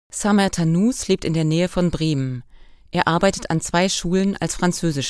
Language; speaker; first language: German; native; German